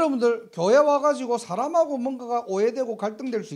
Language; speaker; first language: Korean; native; Korean